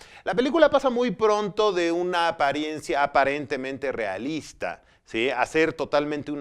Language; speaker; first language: Spanish; native; Spanish